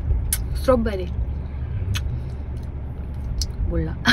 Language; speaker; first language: Korean; non-native, learner; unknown